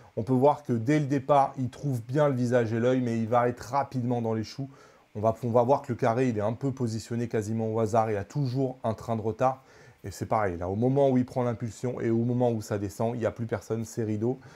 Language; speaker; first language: French; native; French